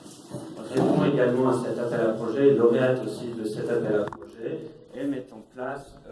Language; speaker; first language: French; native; French